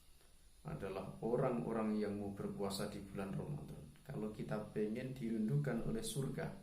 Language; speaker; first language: Indonesian; native; Indonesian